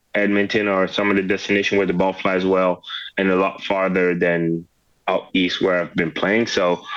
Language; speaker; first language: English; non-native, fluent; French